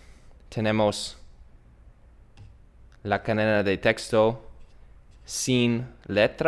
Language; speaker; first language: Spanish; non-native, learner; English